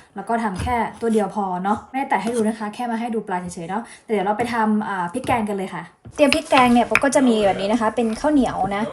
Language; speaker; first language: Thai; native; Thai